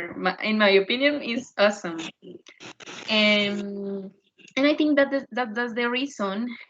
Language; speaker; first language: English; non-native, learner; Spanish